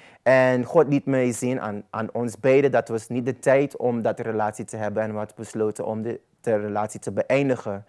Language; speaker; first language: Dutch; non-native, local second language; Papiamento